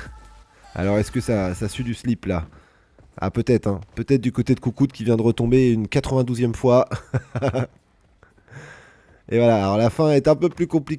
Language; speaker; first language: French; native; French